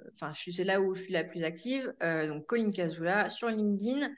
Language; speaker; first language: French; native; French